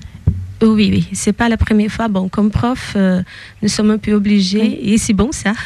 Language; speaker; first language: French; non-native, fluent; Portuguese